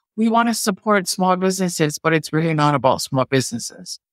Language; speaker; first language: English; native; English